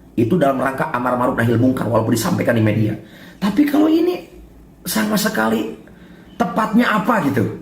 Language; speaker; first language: Indonesian; non-native, local second language; Sundanese